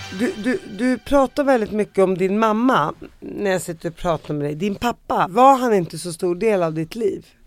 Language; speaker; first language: Swedish; early bilingual, other home language; Arabic